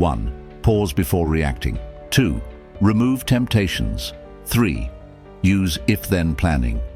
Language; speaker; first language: English; native; English